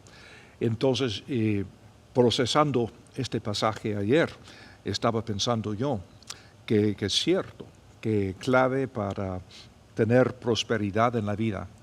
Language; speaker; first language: Spanish; non-native, fluent; English